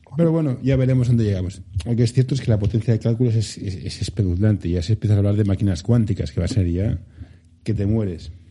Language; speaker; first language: Spanish; native; Spanish